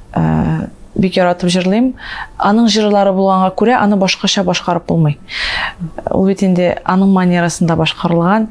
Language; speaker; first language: Tatar; native; Tatar